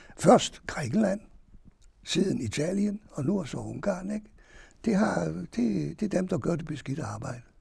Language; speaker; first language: Danish; non-native, fluent; Hungarian